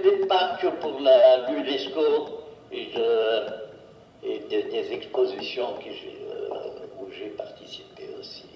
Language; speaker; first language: French; non-native, fluent; Portuguese